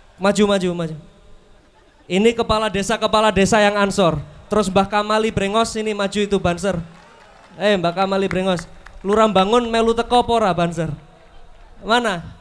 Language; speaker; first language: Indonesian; native; Indonesian